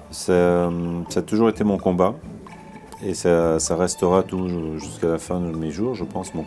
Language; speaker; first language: French; early bilingual, other home language; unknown